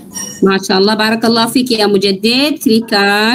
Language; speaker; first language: Arabic; non-native, fluent; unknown